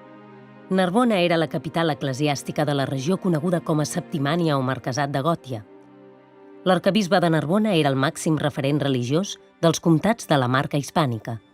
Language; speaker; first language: Catalan; native; Catalan